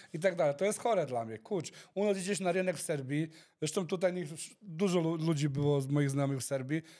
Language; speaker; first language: Polish; early bilingual, heritage; Polish